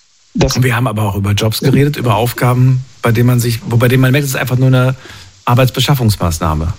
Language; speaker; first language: German; native; German